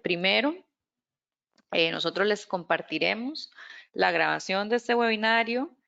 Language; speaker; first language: Spanish; native; Spanish